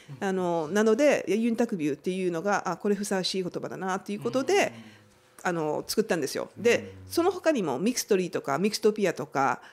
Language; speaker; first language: Japanese; native; Japanese